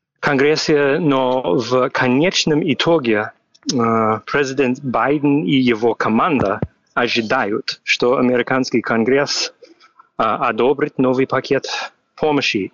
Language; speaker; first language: Russian; non-native, fluent; English